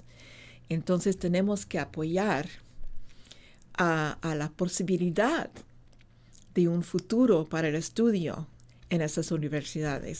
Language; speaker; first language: Spanish; non-native, fluent; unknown